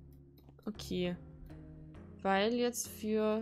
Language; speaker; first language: German; native; German